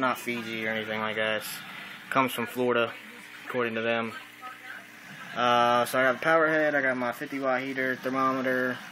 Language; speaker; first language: English; native; English